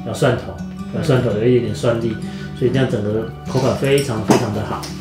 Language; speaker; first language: Chinese; native; Chinese